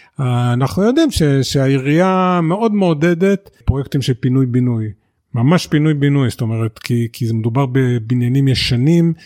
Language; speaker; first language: Hebrew; native; Hebrew